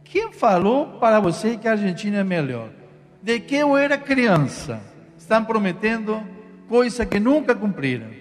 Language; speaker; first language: Portuguese; non-native, fluent; Spanish